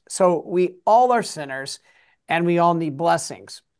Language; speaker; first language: English; native; English